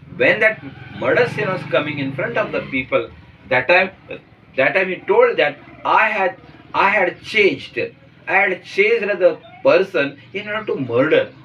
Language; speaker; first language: English; non-native, local second language; Marathi